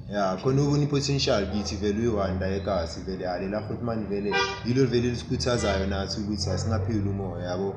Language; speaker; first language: Zulu; native; Zulu